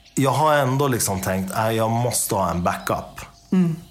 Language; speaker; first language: Swedish; early bilingual, other home language; Persian